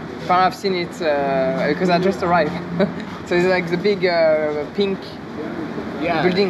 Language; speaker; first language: English; non-native, learner; French